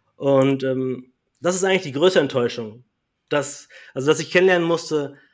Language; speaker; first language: German; native; German